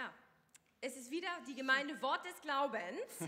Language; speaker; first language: German; native; German